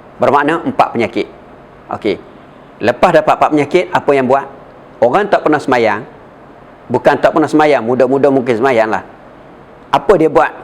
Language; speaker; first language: Malay; native; Malay